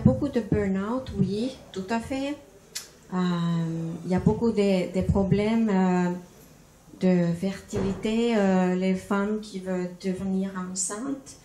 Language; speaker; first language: French; non-native, fluent; Finnish